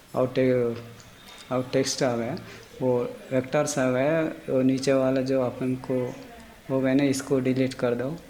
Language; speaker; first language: Hindi; non-native, local second language; Telugu